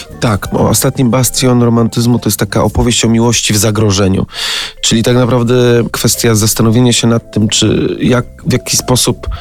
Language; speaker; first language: Polish; native; Polish